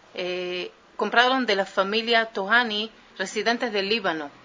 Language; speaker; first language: Spanish; early bilingual, heritage; Spanish